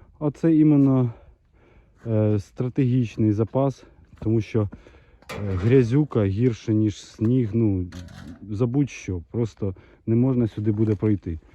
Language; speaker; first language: Ukrainian; non-native, local second language; Russian